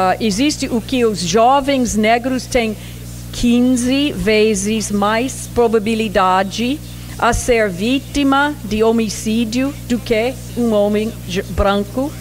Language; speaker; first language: Portuguese; non-native, fluent; English